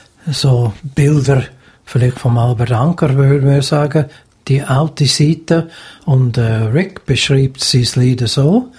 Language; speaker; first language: German; native; German